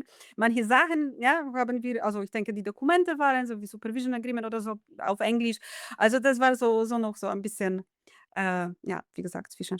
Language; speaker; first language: German; non-native, fluent; Polish